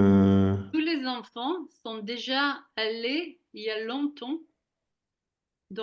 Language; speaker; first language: French; non-native, fluent; Hebrew